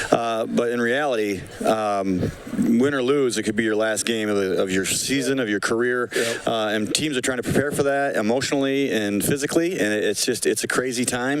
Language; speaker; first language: English; native; English